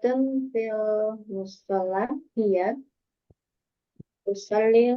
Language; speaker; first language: Arabic; non-native, learner; Indonesian